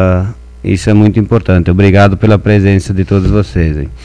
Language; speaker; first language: Portuguese; native; Portuguese